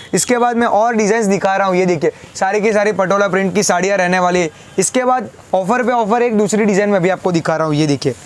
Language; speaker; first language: Hindi; non-native, local second language; Gujarati